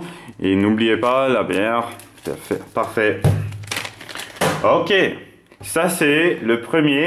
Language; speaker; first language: French; non-native, fluent; German